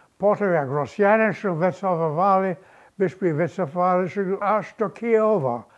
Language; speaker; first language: Polish; early bilingual, other home language; English